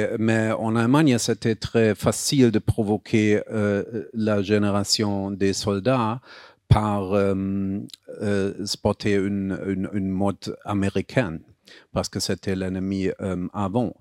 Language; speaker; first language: French; non-native, fluent; German